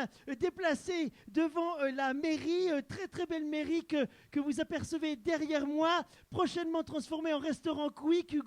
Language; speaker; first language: French; native; French